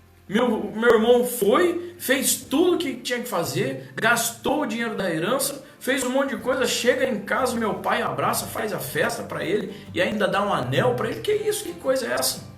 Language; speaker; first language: Portuguese; native; Portuguese